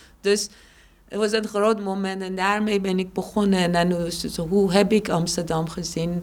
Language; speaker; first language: Dutch; non-native, fluent; Persian